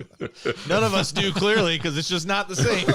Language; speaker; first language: English; native; English